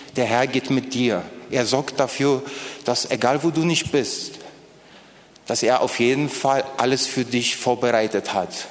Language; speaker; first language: German; non-native, fluent; Polish